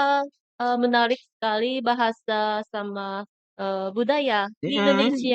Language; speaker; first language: Indonesian; non-native, learner; Japanese